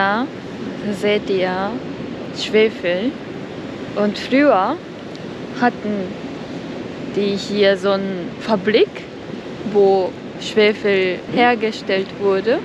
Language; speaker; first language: German; non-native, fluent; Japanese